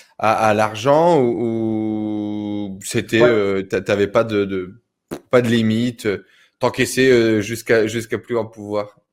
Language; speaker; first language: French; native; French